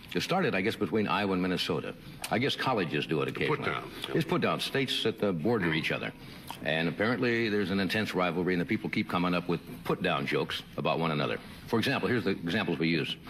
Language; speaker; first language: English; native; English